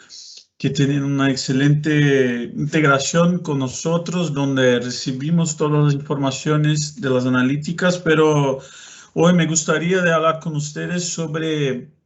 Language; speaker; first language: Spanish; non-native, fluent; Portuguese